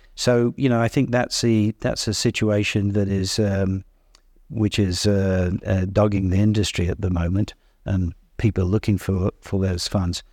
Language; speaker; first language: English; native; English